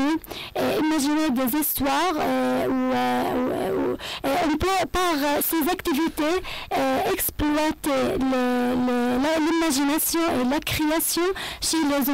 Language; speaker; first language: French; non-native, learner; Arabic